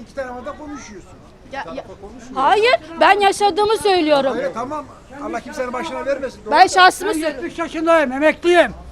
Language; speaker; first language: Turkish; native; Turkish